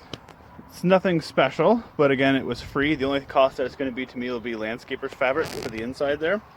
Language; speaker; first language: English; native; English